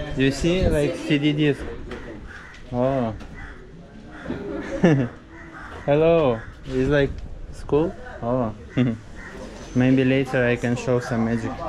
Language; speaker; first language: English; non-native, learner; Russian